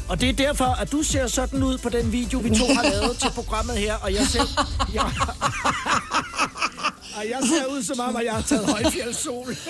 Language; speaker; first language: Danish; native; Danish